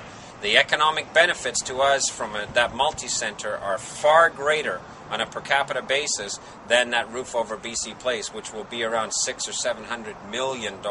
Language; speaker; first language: English; native; English